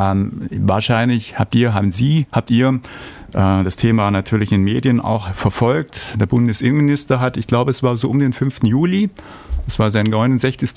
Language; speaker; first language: German; native; German